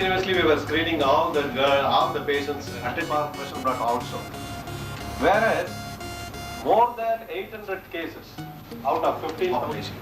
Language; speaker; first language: English; non-native, local second language; Tamil